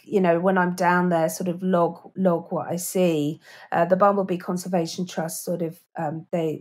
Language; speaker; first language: English; native; English